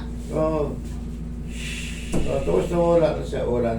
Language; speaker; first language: Filipino; native; Filipino